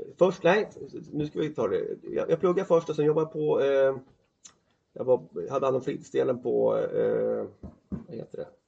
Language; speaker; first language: Swedish; native; Swedish